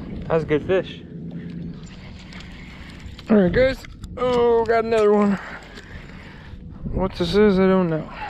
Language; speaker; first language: English; native; English